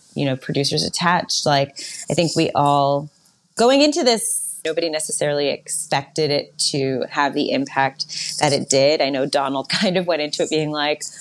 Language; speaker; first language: English; native; English